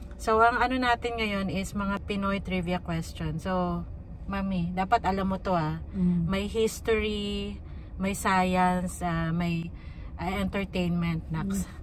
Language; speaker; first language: Filipino; native; Filipino